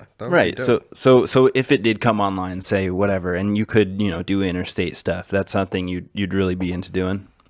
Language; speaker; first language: English; native; English